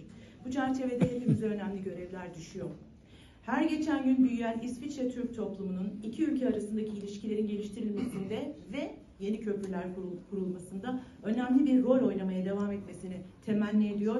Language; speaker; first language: Turkish; native; Turkish